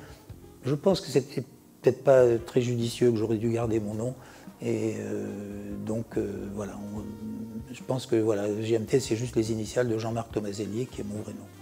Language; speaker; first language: French; native; French